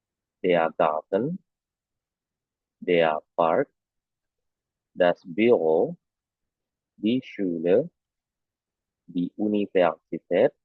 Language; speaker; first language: German; non-native, fluent; Indonesian